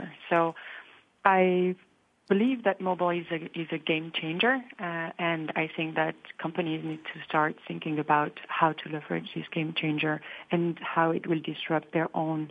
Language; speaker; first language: English; non-native, fluent; French